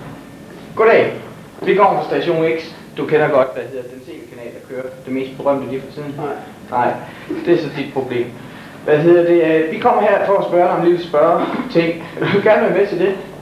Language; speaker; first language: Danish; native; Danish